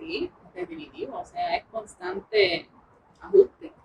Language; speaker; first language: Spanish; early bilingual, heritage; English